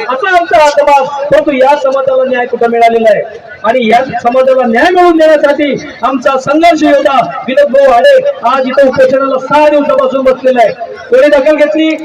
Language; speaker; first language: Marathi; non-native, local second language; Lambadi